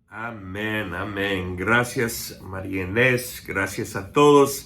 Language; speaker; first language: Spanish; non-native, fluent; English